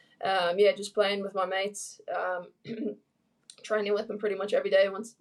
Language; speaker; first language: English; native; English